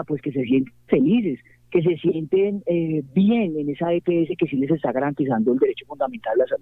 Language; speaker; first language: Spanish; native; Spanish